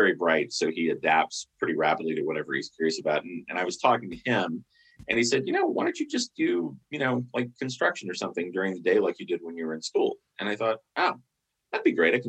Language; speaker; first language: English; native; English